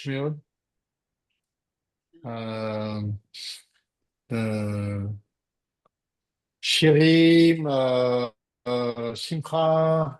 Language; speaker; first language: Hebrew; non-native, learner; French